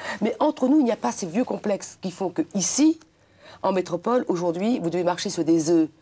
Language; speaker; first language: French; non-native, local second language; Réunion Creole French